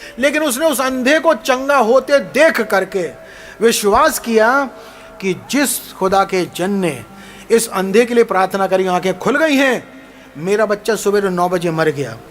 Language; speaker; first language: Hindi; native; Hindi